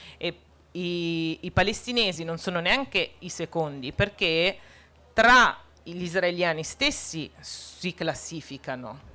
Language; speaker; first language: Italian; non-native, fluent; Arabic